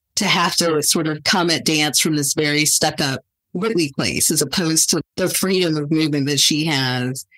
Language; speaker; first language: English; native; English